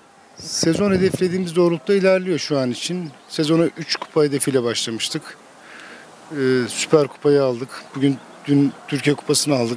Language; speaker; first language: Turkish; native; Turkish